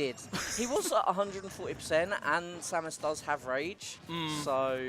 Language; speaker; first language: English; native; English